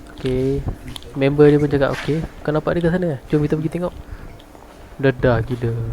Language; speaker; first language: Malay; non-native, local second language; Tamil